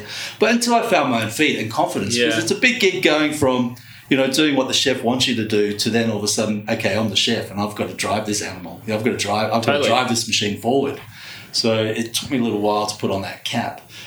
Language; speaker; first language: English; native; English